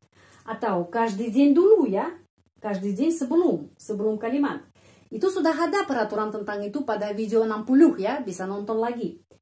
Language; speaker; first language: Indonesian; non-native, fluent; Russian